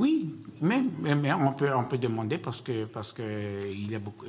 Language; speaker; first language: French; non-native, learner; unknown